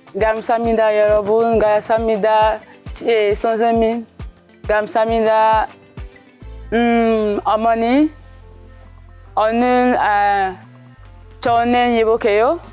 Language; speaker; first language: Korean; non-native, learner; French